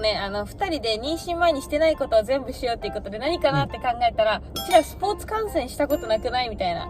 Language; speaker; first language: Japanese; native; Japanese